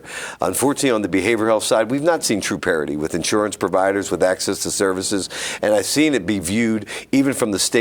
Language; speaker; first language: English; native; English